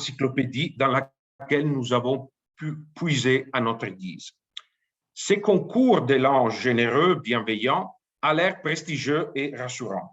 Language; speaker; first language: French; native; French